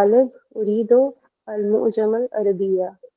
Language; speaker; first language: Arabic; non-native, learner; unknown